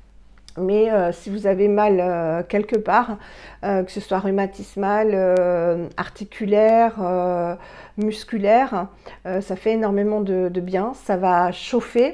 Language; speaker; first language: French; native; French